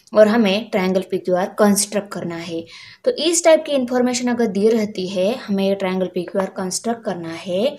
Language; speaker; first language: Hindi; non-native, local second language; Marathi